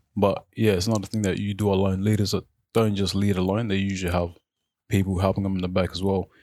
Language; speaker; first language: English; non-native, local second language; Arabic